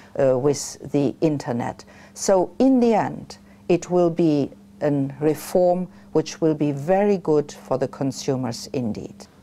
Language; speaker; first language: English; non-native, fluent; Luxembourgish